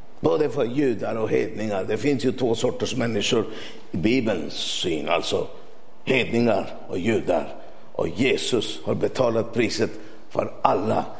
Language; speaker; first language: Swedish; non-native, fluent; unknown